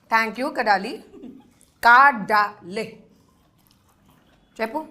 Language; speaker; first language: Telugu; non-native, local second language; Hindi